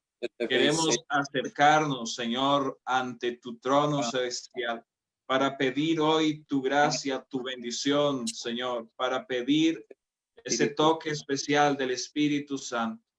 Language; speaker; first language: Spanish; native; Spanish